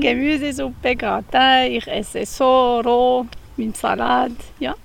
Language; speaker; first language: German; non-native, learner; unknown